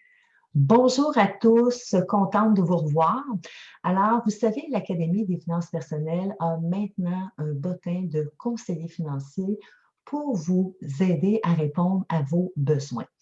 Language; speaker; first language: French; native; French